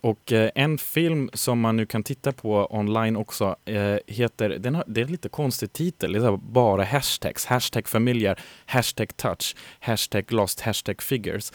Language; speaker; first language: Swedish; native; Swedish